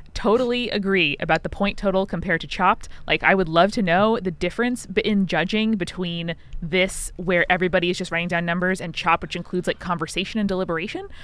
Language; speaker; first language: English; native; English